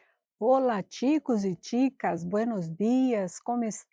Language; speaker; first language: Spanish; non-native, fluent; Portuguese